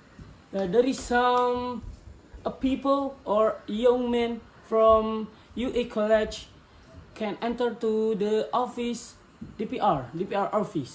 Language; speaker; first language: English; non-native, learner; Indonesian